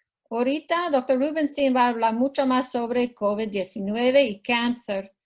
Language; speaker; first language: Spanish; non-native, fluent; English